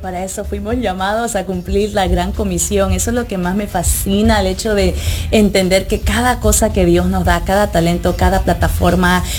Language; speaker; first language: Spanish; early bilingual, heritage; Spanish